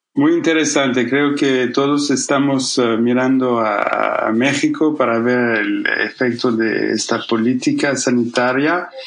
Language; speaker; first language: Spanish; non-native, fluent; French